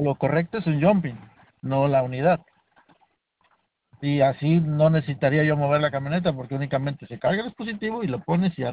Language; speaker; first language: Spanish; native; Spanish